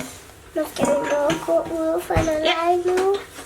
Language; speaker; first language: Danish; early bilingual, other home language; Filipino